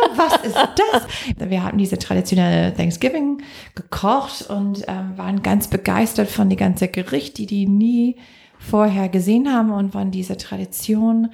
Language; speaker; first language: German; non-native, fluent; English